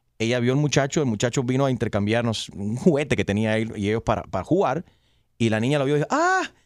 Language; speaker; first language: Spanish; early bilingual, heritage; Spanish